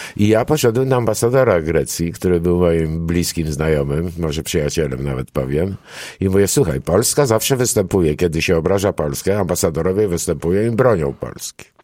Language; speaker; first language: Polish; early bilingual, other home language; Greek